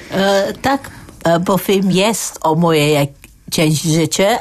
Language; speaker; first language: Polish; non-native, fluent; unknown